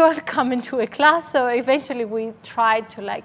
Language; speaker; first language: English; non-native, fluent; Greek